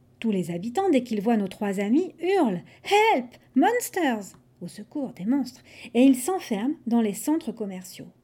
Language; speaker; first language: French; non-native, fluent; English